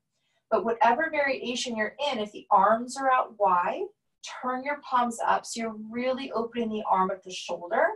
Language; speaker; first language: English; native; English